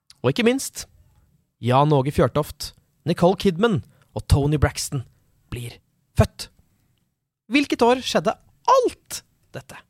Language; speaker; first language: Norwegian; native; Norwegian